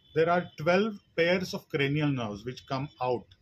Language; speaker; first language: English; non-native, local second language; Marathi